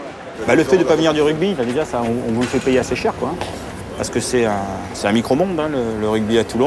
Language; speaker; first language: French; native; French